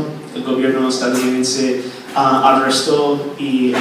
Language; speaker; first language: Spanish; non-native, fluent; English